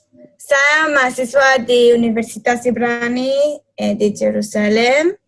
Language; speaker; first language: Indonesian; non-native, learner; Hebrew